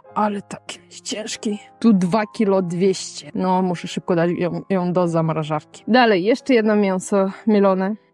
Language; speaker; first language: Polish; non-native, fluent; Kazakh